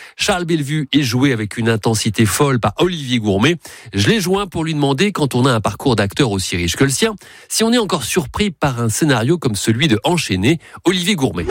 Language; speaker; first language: French; native; French